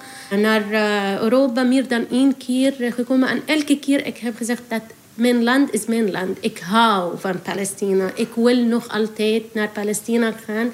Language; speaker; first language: Dutch; non-native, learner; Arabic